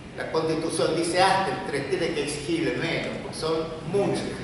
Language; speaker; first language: Spanish; native; Spanish